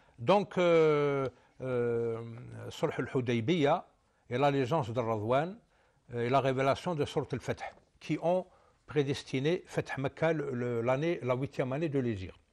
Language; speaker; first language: French; non-native, local second language; Arabic